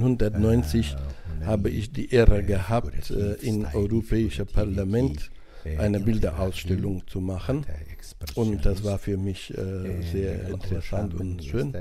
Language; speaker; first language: German; non-native, fluent; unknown